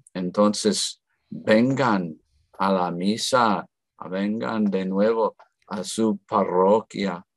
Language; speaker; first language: Spanish; non-native, fluent; English